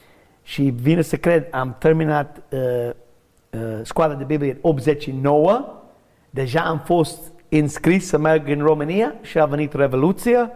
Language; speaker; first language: Romanian; non-native, learner; English